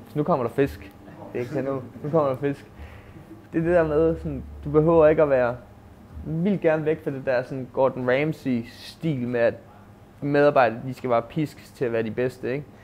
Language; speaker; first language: Danish; native; Danish